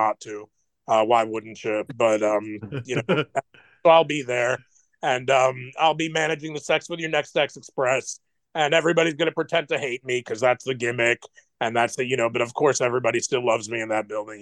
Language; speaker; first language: English; native; English